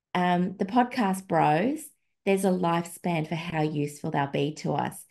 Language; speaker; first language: English; native; English